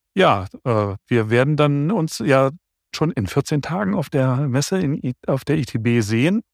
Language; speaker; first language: German; native; German